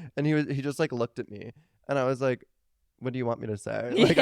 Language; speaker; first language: English; native; English